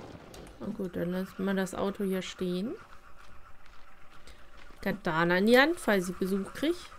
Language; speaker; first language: German; native; German